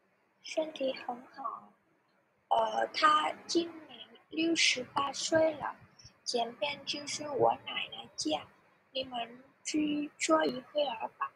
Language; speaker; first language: Chinese; non-native, learner; Vietnamese